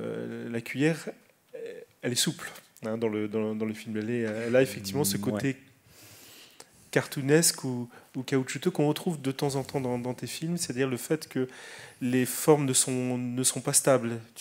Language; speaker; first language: French; native; French